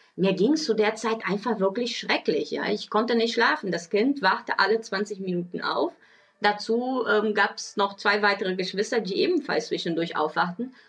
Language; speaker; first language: German; early bilingual, other home language; Portuguese